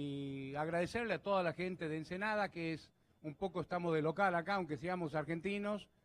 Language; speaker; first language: Spanish; native; Spanish